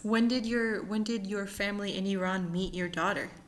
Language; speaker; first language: English; early bilingual, other home language; Persian